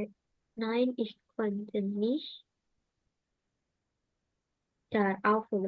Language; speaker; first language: German; non-native, learner; Indonesian